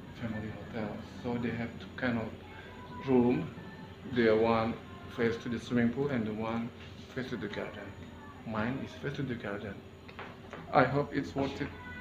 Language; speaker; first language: English; non-native, fluent; Indonesian